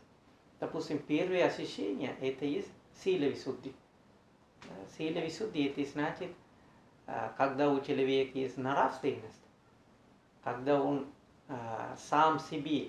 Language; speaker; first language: Russian; non-native, learner; Sinhala